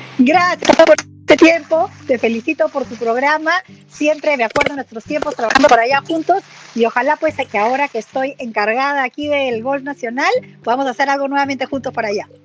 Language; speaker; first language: Spanish; native; Spanish